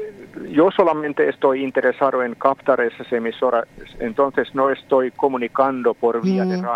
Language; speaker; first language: Spanish; non-native, fluent; Finnish